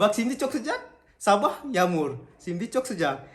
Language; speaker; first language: Turkish; non-native, learner; Indonesian